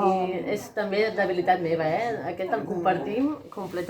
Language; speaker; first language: Catalan; native; Catalan